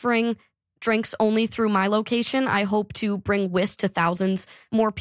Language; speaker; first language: English; native; English